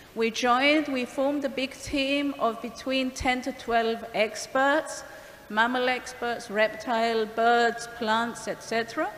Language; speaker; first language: English; non-native, fluent; Greek